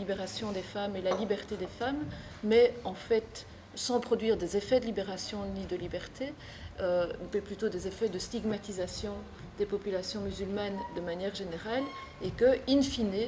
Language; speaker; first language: French; native; French